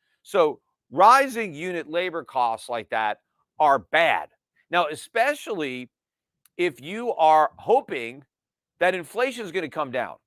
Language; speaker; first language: English; native; English